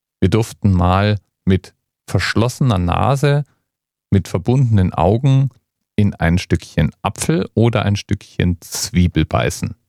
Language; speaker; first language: German; native; German